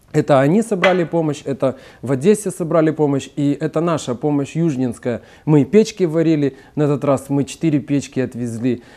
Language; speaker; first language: Russian; native; Russian